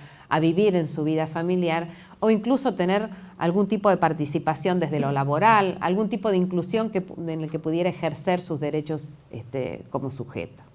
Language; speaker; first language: Spanish; native; Spanish